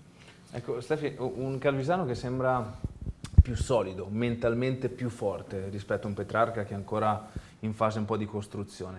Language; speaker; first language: Italian; native; Italian